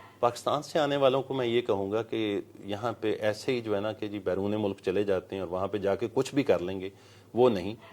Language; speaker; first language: Urdu; non-native, local second language; Punjabi